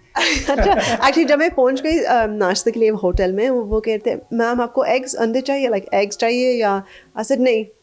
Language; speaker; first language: Urdu; early bilingual, heritage; Urdu